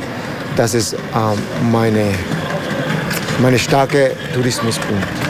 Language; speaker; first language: German; non-native, learner; Spanish